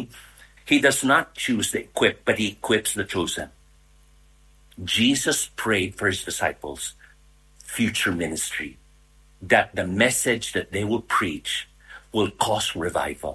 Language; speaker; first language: English; non-native, local second language; Filipino